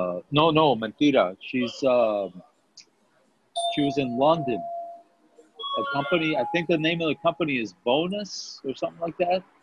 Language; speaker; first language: English; native; English